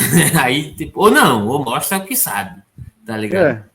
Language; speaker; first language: Portuguese; native; Portuguese